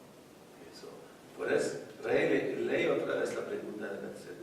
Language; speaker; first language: Spanish; non-native, fluent; French